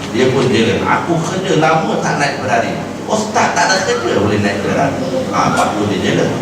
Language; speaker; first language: Malay; native; Malay